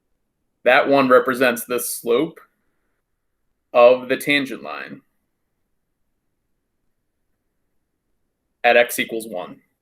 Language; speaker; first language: English; native; English